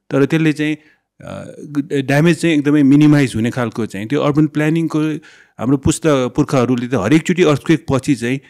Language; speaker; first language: Nepali; non-native, local second language; Newari